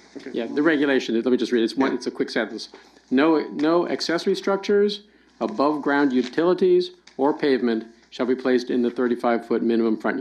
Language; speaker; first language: English; native; English